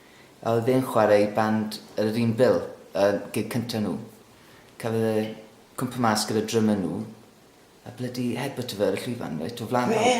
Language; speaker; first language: Welsh; native; Welsh